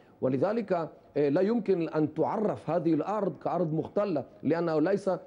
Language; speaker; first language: Arabic; non-native, fluent; Hebrew